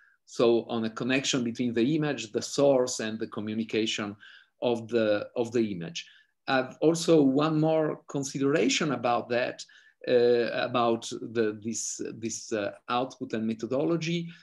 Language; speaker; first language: English; non-native, fluent; Italian